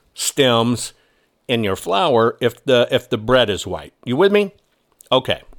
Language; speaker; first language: English; early bilingual, other home language; German